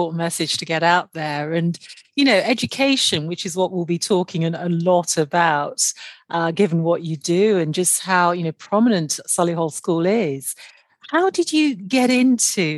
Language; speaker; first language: English; non-native, local second language; Yoruba